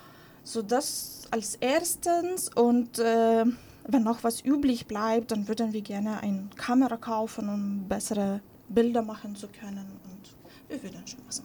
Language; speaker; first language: German; non-native, fluent; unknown